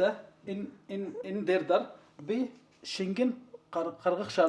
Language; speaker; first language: Mongolian; non-native, learner; Arabic